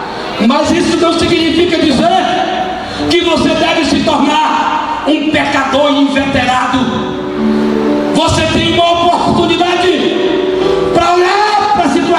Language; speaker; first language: Portuguese; native; Portuguese